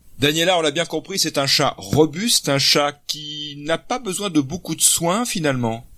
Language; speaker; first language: French; native; French